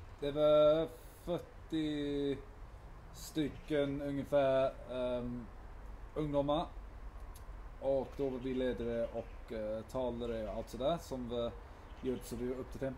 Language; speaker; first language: Swedish; non-native, fluent; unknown